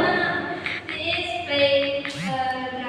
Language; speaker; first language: English; non-native, learner; Indonesian